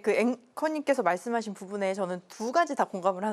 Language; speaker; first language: Korean; native; Korean